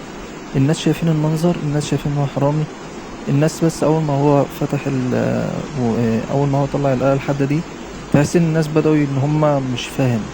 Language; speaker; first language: Arabic; native; Arabic